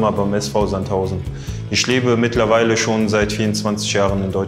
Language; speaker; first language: German; early bilingual, other home language; Portuguese